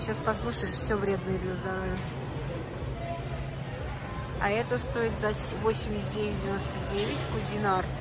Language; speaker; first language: Russian; native; Russian